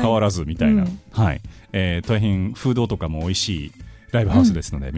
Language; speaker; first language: Japanese; native; Japanese